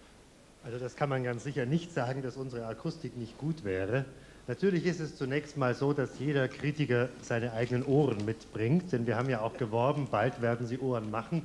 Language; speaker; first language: German; native; German